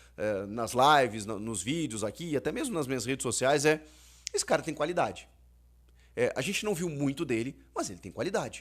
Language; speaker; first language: Portuguese; native; Portuguese